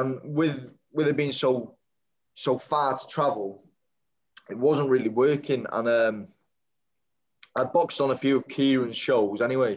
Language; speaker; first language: English; native; English